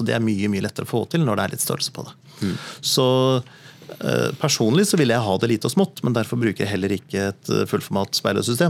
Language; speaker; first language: Norwegian; native; Norwegian